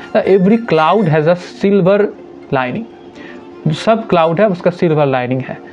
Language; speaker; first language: Hindi; non-native, local second language; Bangla